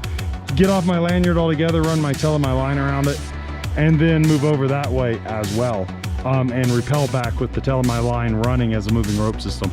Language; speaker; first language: English; native; English